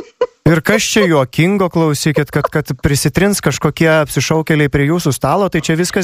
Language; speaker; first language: Lithuanian; native; Lithuanian